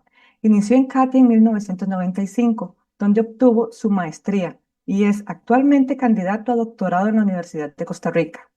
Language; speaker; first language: Spanish; native; Spanish